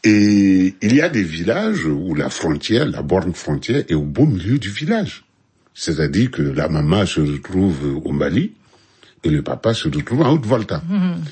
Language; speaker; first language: French; non-native, local second language; Mossi